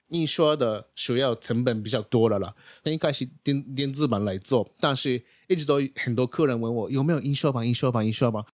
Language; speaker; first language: Chinese; non-native, fluent; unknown